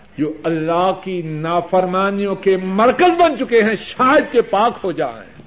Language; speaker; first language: Urdu; non-native, local second language; Punjabi